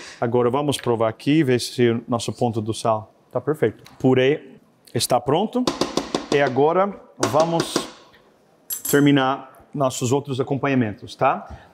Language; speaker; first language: Portuguese; non-native, fluent; French